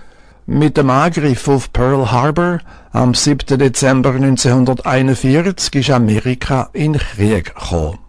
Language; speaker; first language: German; native; German